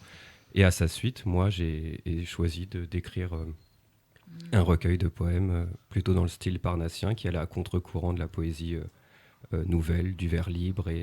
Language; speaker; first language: French; native; French